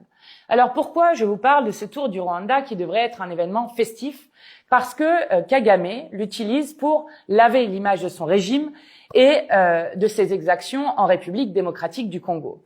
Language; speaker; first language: French; native; French